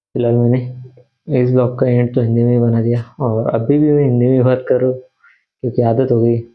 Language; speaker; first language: Hindi; non-native, local second language; Marathi